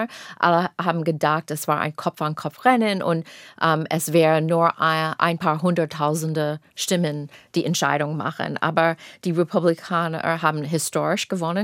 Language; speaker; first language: German; non-native, fluent; English